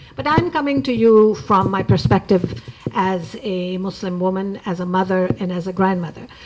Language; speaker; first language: English; non-native, local second language; Urdu